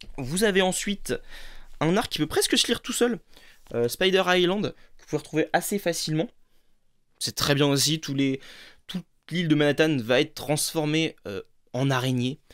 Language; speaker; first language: French; native; French